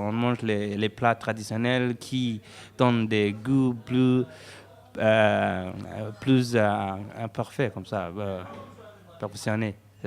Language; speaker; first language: French; non-native, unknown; Somali